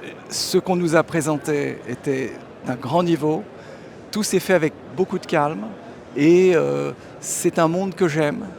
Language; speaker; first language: French; native; French